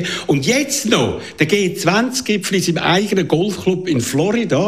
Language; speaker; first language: German; native; German